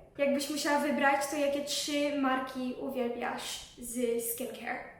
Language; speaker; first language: Polish; early bilingual, heritage; Polish